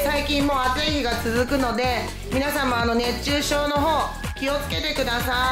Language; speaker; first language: Japanese; native; Japanese